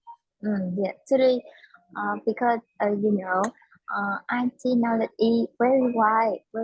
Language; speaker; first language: English; non-native, learner; Vietnamese